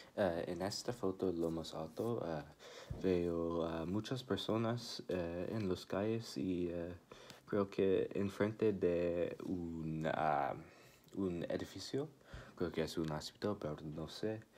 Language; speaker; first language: Spanish; non-native, learner; English